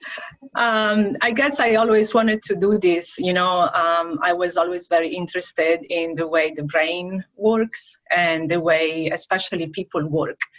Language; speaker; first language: English; non-native, fluent; Italian